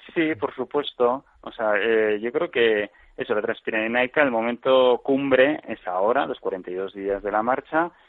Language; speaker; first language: Spanish; native; Spanish